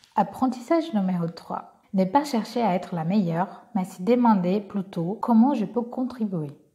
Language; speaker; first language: French; non-native, fluent; Portuguese